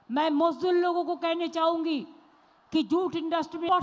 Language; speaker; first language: Hindi; non-native, local second language; Bangla